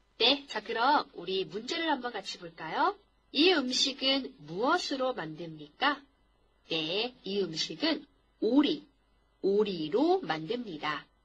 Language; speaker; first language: Korean; non-native, fluent; Chinese